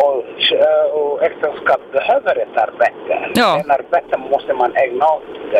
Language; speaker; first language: Swedish; non-native, fluent; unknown